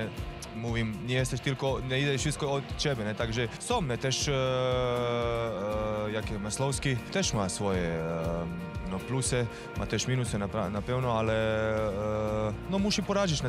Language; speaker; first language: Polish; non-native, learner; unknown